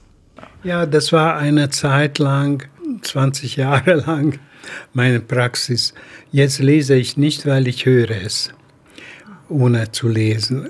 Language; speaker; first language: German; non-native, fluent; Hungarian